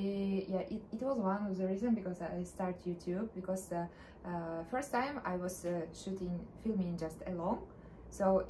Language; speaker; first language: English; non-native, learner; Russian